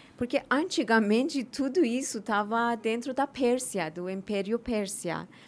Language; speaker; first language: Portuguese; non-native, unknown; Persian